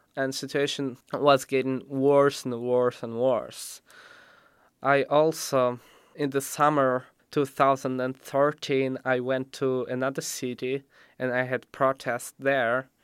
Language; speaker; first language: English; non-native, fluent; Russian